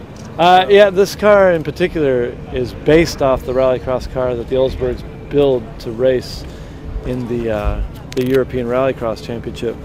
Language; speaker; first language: English; native; English